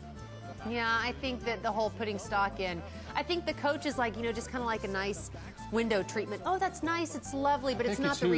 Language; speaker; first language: English; native; English